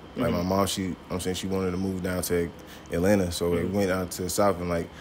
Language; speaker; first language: English; native; English